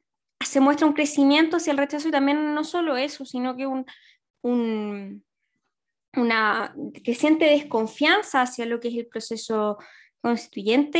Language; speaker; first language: Spanish; native; Spanish